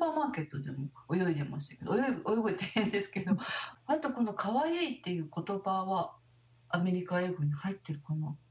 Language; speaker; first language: Japanese; native; Japanese